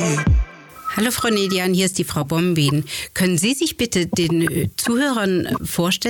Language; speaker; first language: German; native; German